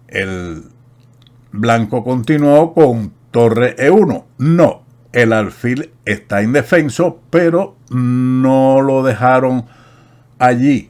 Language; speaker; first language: Spanish; native; Spanish